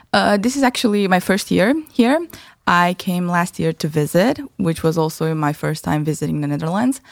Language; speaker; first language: English; non-native, fluent; Romanian